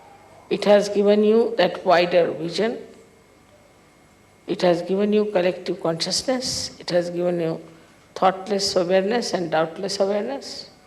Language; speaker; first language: English; non-native, local second language; Hindi